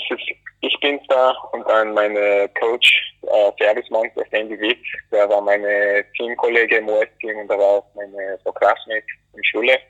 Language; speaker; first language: German; non-native, fluent; English